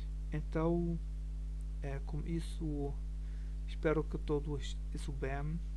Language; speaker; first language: Portuguese; non-native, learner; German